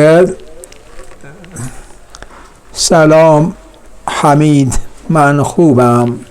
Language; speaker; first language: Persian; non-native, fluent; Urdu